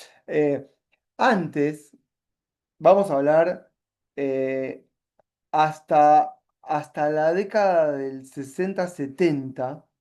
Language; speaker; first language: Spanish; native; Spanish